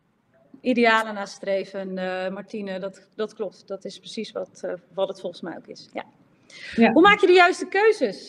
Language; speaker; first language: Dutch; native; Dutch